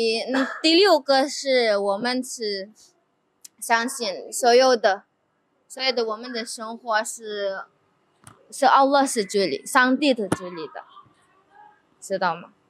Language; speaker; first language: Chinese; non-native, fluent; Indonesian